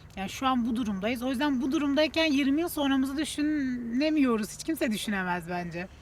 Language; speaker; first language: Turkish; native; Turkish